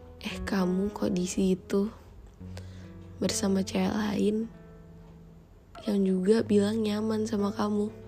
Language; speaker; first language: Indonesian; native; Indonesian